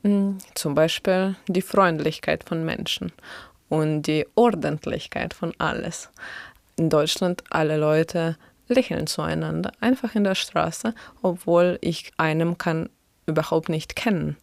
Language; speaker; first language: German; non-native, fluent; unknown